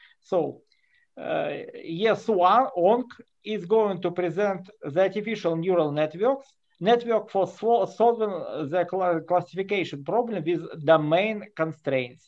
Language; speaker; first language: English; non-native, fluent; Russian